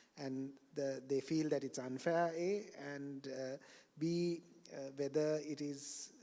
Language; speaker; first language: English; non-native, local second language; Sinhala